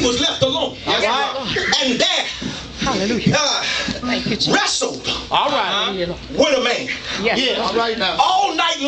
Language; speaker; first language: English; native; English